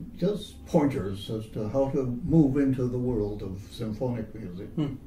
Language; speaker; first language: English; native; English